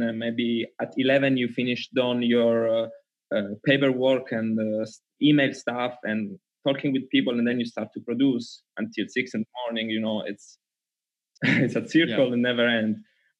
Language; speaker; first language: English; non-native, learner; Italian